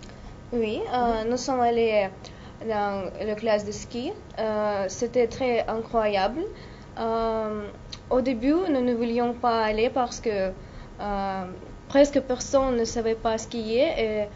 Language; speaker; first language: French; non-native, learner; Russian